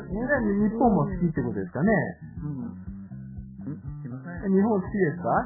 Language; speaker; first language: Japanese; native; Japanese